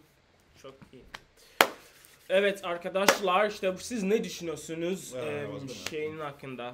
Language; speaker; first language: Turkish; non-native, fluent; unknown